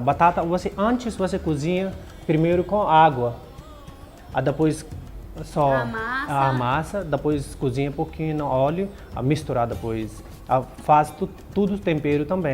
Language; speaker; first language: Portuguese; non-native, learner; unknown